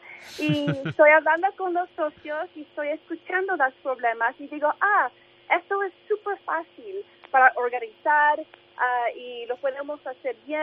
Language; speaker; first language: Spanish; early bilingual, heritage; English